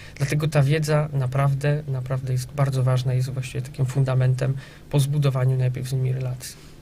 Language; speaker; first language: Polish; native; Polish